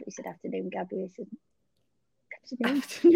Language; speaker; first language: English; native; English